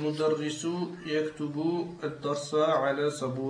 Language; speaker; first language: Arabic; non-native, learner; French